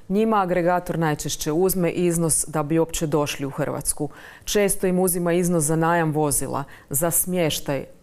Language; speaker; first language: Croatian; native; Croatian